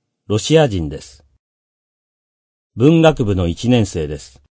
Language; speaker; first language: Japanese; non-native, learner; Russian